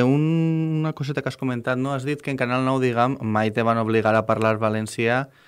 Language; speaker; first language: Catalan; native; Catalan